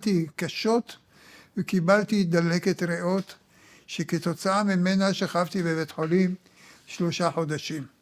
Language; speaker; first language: Hebrew; early bilingual, other home language; Arabic